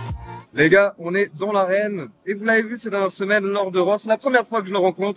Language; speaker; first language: French; native; French